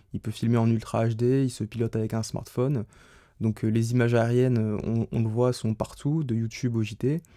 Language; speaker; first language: French; native; French